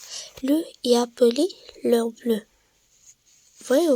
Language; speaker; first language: French; non-native, local second language; Arabic